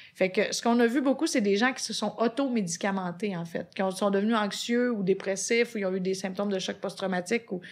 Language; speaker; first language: French; native; French